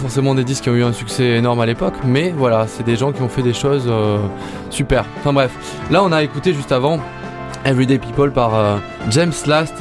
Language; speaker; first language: French; native; French